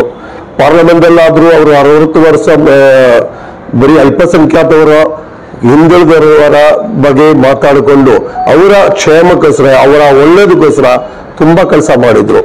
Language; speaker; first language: Kannada; non-native, local second language; Urdu